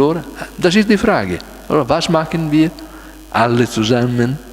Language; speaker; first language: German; non-native, fluent; Italian